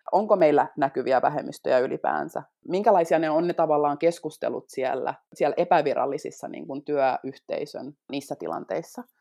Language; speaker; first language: Finnish; native; Finnish